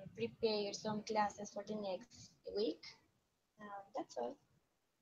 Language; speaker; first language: English; non-native, learner; Spanish